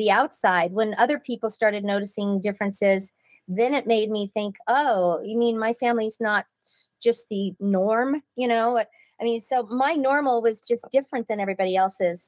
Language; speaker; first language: English; native; English